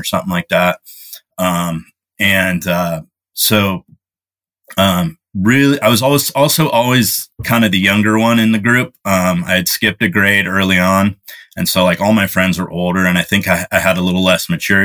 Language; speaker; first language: English; native; English